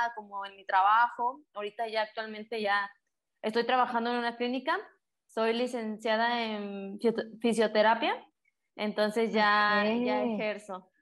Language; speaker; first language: Spanish; native; Spanish